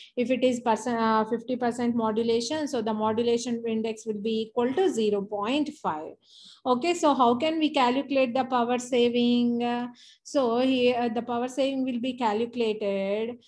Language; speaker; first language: English; non-native, local second language; Telugu